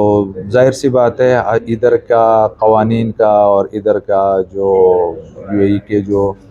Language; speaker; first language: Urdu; non-native, local second language; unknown